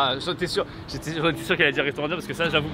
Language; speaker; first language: French; native; French